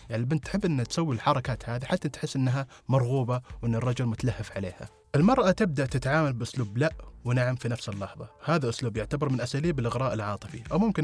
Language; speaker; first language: Arabic; native; Arabic